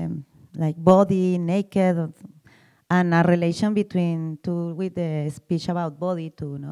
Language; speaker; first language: English; non-native, learner; Spanish